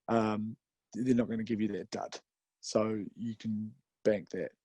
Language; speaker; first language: English; native; English